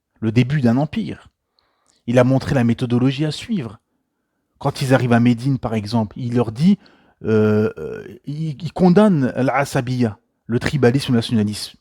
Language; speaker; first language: French; native; French